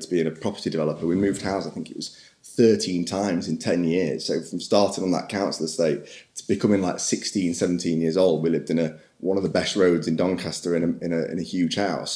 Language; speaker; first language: English; native; English